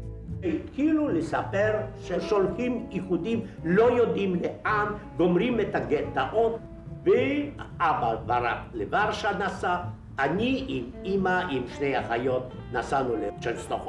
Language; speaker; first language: Hebrew; non-native, fluent; Polish